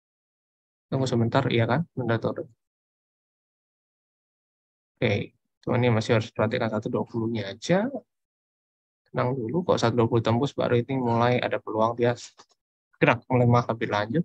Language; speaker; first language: Indonesian; native; Indonesian